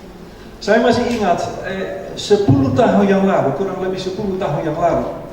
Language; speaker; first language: Indonesian; non-native, fluent; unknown